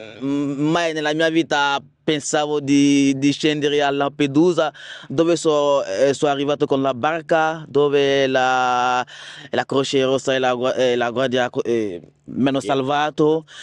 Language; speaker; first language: Italian; non-native, learner; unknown